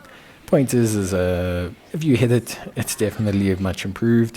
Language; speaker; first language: English; native; English